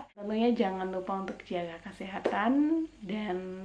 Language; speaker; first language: Indonesian; native; Indonesian